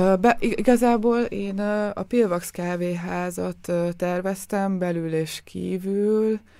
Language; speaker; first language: Hungarian; native; Hungarian